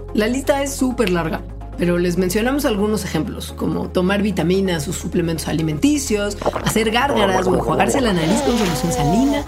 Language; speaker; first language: Spanish; native; Spanish